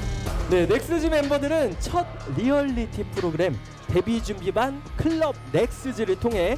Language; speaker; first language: Korean; native; Korean